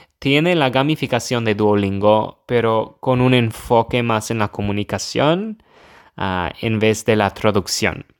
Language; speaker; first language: Spanish; non-native, fluent; English